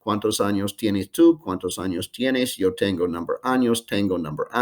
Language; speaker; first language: Spanish; non-native, fluent; English